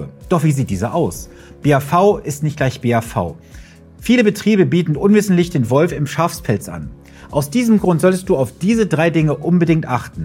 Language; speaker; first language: German; native; German